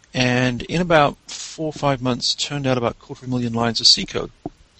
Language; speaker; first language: English; native; English